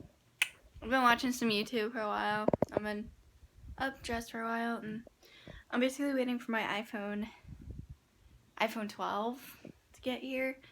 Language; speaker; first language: English; native; English